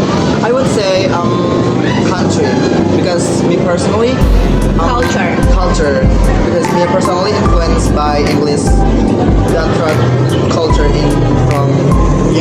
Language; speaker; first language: English; non-native, learner; Indonesian